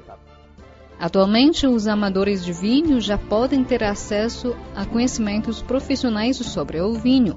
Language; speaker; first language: Portuguese; non-native, fluent; Chinese